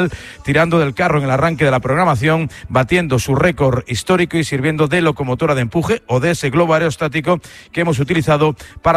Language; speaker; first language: Spanish; native; Spanish